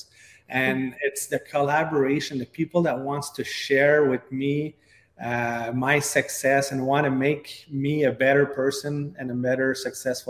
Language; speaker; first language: English; non-native, fluent; French